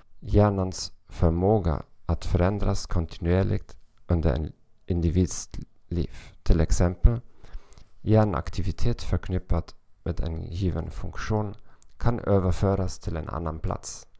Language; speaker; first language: Swedish; non-native, learner; German